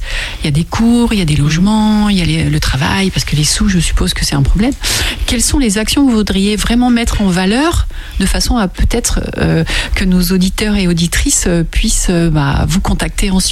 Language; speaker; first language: French; native; French